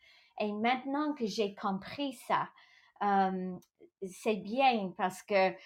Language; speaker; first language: French; non-native, local second language; English